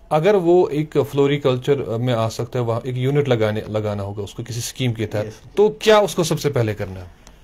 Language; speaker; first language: Hindi; non-native, local second language; Kashmiri